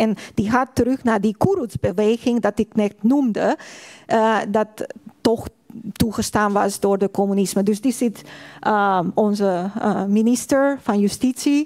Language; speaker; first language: Dutch; non-native, fluent; Hungarian